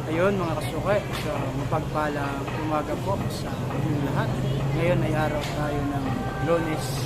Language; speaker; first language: Filipino; native; Filipino